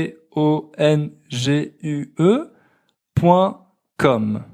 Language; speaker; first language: French; native; French